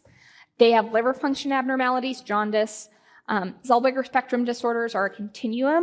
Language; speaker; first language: English; native; English